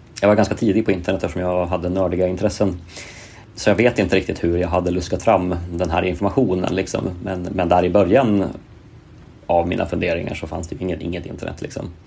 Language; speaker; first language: Swedish; native; Swedish